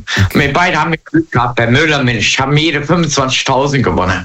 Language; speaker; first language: German; native; German